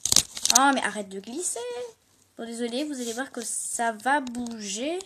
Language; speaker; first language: French; native; French